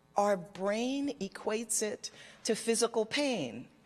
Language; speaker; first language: English; native; English